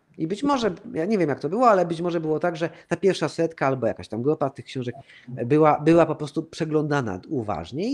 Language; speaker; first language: Polish; early bilingual, heritage; Polish